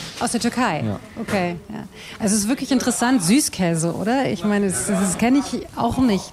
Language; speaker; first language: German; native; German